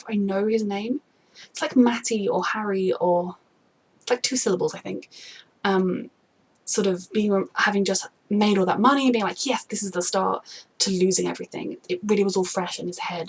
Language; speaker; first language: English; native; English